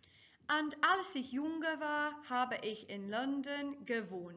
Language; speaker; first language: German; non-native, fluent; English